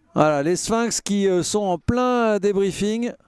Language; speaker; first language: French; native; French